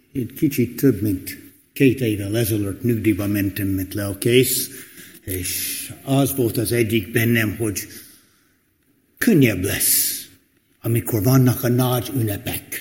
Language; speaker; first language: Hungarian; non-native, fluent; English